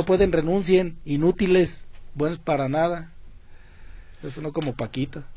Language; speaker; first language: Spanish; native; Spanish